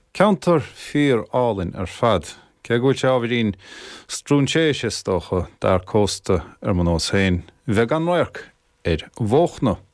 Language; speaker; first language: Irish; native; Irish